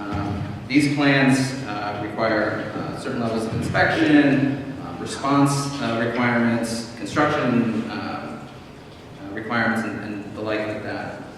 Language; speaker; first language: English; native; English